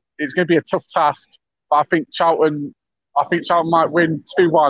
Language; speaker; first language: English; native; English